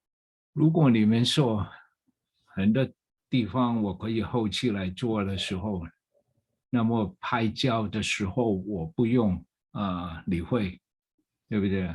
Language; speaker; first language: Chinese; non-native, fluent; English